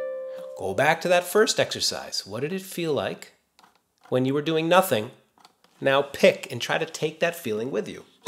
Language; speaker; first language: English; native; English